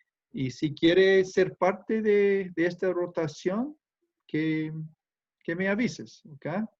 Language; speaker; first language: Spanish; non-native, fluent; English